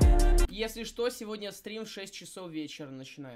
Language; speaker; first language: Russian; native; Russian